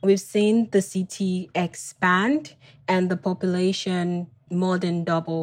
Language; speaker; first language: English; non-native, local second language; Krio